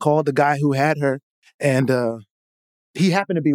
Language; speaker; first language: English; native; English